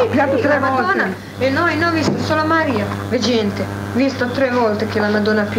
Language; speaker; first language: Italian; non-native, learner; Croatian